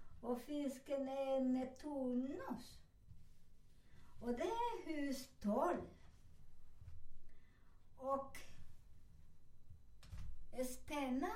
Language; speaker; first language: Swedish; non-native, learner; Spanish